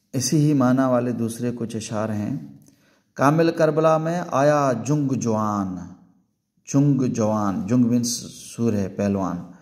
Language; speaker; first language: Urdu; non-native, local second language; Sindhi